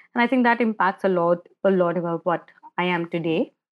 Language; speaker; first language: English; non-native, local second language; Hindi